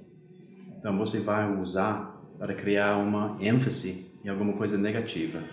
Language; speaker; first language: Portuguese; non-native, fluent; English